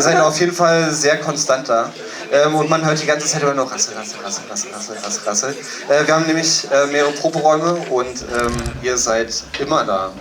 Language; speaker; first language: German; native; German